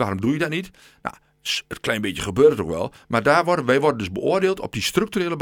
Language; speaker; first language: Dutch; native; Dutch